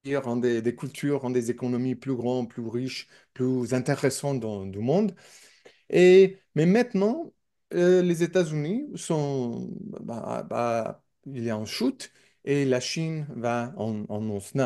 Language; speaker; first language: French; non-native, learner; English